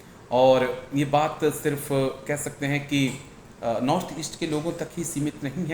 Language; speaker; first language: Hindi; native; Hindi